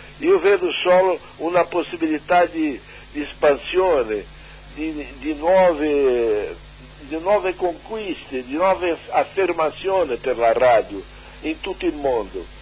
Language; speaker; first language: Italian; non-native, fluent; Portuguese